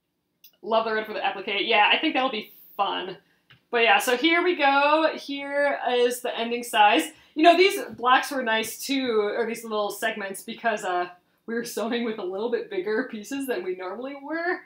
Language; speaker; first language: English; native; English